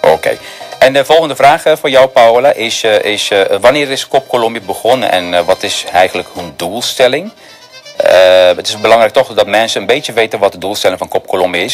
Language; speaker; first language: Dutch; non-native, fluent; Spanish